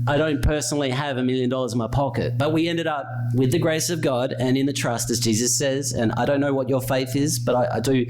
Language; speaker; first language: English; native; English